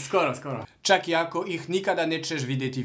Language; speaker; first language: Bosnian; non-native, learner; French